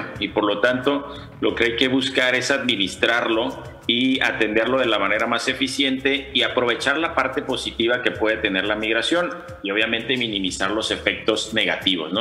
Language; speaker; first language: Spanish; native; Spanish